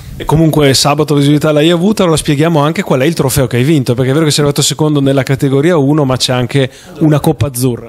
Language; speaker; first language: Italian; native; Italian